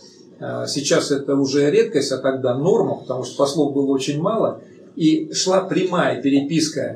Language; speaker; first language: Russian; native; Russian